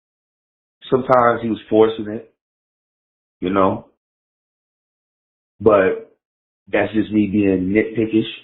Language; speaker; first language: English; native; English